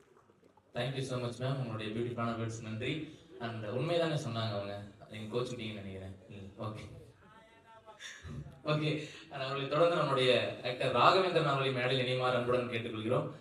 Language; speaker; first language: Tamil; native; Tamil